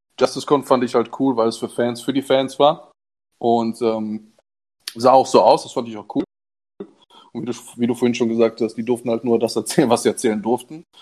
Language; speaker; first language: German; native; German